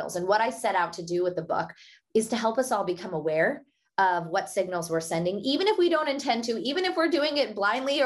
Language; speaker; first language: English; early bilingual, other home language; Hindi